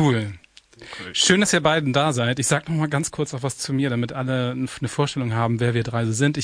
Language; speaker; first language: German; native; German